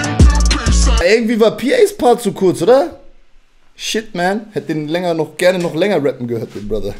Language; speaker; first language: German; native; German